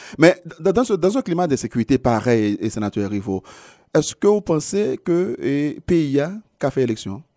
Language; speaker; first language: French; non-native, local second language; Haitian Creole